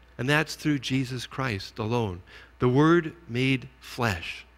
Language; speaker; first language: English; native; English